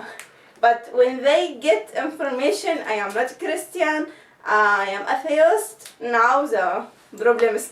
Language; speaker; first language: English; non-native, learner; Arabic